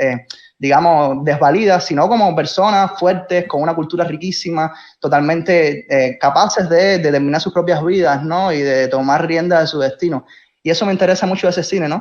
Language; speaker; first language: Spanish; native; Spanish